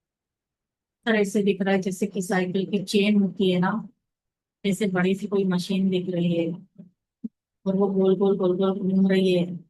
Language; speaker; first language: Hindi; native; Hindi